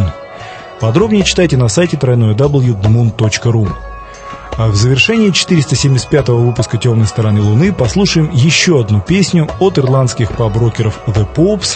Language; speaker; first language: Russian; native; Russian